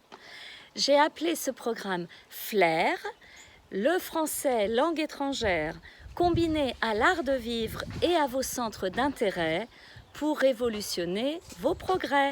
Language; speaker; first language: French; native; French